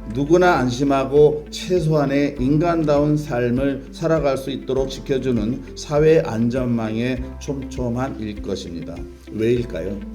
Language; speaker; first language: Korean; native; Korean